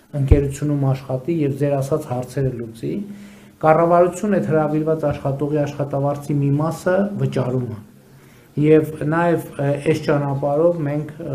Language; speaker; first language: Armenian; native; Armenian